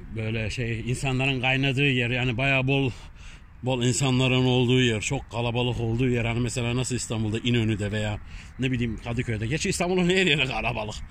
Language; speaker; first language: Turkish; early bilingual, heritage; Turkish